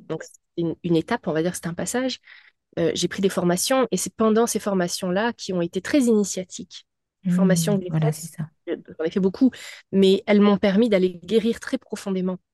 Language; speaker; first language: French; native; French